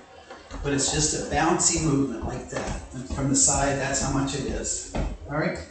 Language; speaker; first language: English; native; English